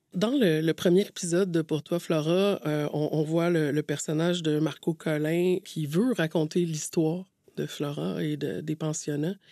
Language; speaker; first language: French; native; French